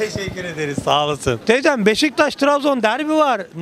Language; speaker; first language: Turkish; native; Turkish